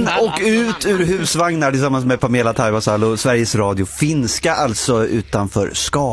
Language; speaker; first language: Swedish; native; Swedish